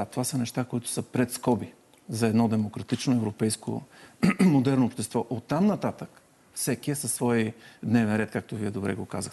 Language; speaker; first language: Bulgarian; native; Bulgarian